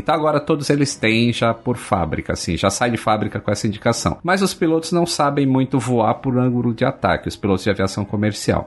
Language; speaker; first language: Portuguese; native; Portuguese